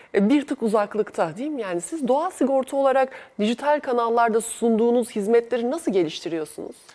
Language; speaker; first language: Turkish; native; Turkish